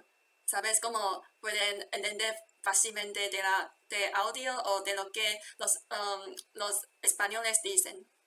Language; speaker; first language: Spanish; non-native, fluent; Chinese